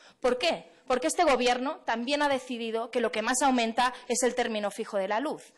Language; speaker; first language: Spanish; non-native, local second language; Catalan